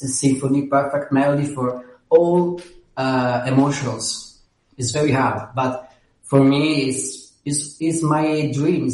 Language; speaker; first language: English; non-native, learner; Italian